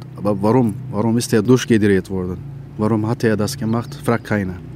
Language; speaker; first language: German; non-native, fluent; Turkish